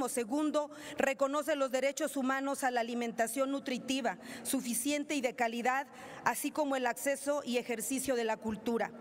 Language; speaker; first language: Spanish; native; Spanish